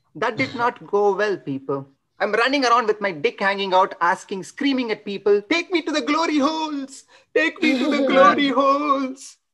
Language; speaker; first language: English; non-native, local second language; Tamil